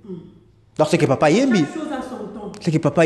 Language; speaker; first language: French; non-native, local second language; Lingala